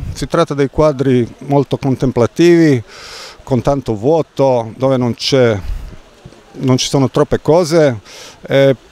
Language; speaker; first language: Italian; non-native, fluent; Croatian